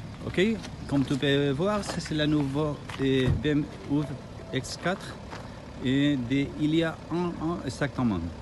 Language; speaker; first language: French; non-native, learner; Spanish